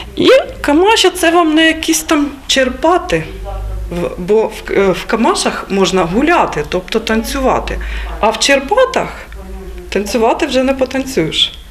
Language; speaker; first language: Ukrainian; native; Ukrainian